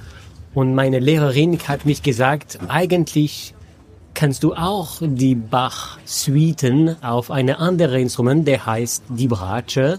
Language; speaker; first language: German; non-native, fluent; French